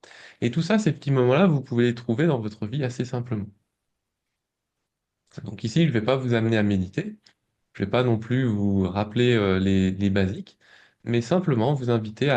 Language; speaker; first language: French; native; French